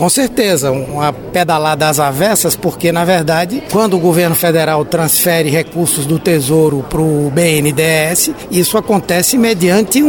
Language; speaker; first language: Portuguese; native; Portuguese